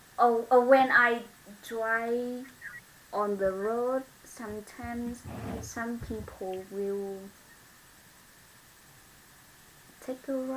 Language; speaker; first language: English; non-native, learner; Vietnamese